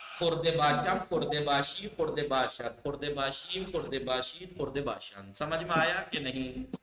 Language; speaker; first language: Urdu; native; Urdu